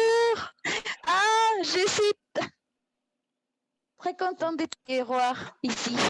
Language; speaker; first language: French; non-native, learner; Spanish